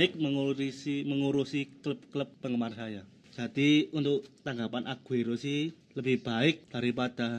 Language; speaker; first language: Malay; non-native, local second language; Javanese